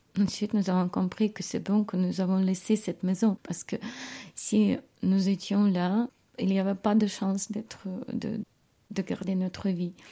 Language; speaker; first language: French; non-native, fluent; Ukrainian